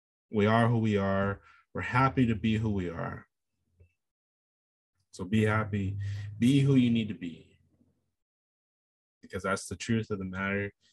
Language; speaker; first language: English; native; English